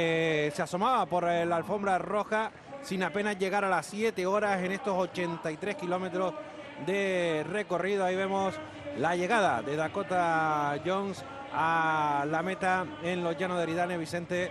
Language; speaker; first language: Spanish; native; Spanish